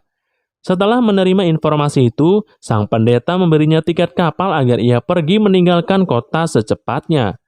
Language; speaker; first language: Indonesian; native; Indonesian